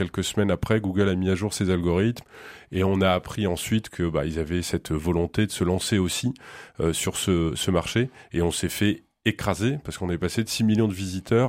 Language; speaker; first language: French; native; French